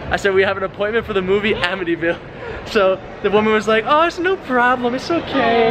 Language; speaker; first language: English; native; English